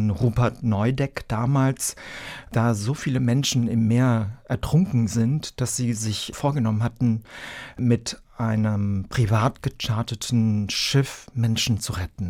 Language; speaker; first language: German; early bilingual, other home language; Vietnamese